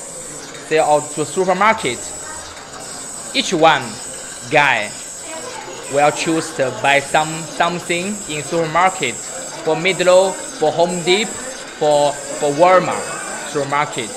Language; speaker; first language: English; non-native, learner; Chinese